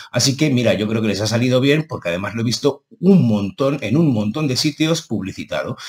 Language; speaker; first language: Spanish; native; Spanish